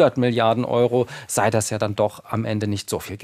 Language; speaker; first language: German; native; German